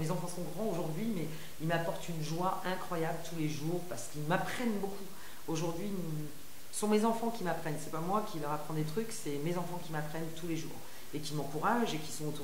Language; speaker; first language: French; native; French